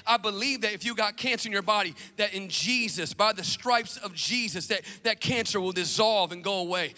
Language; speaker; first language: English; native; English